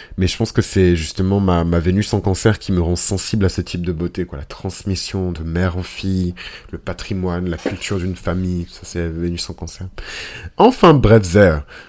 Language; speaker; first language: French; early bilingual, other home language; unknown